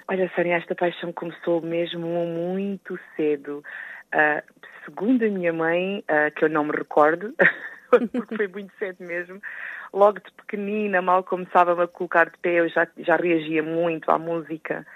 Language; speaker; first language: Portuguese; native; Portuguese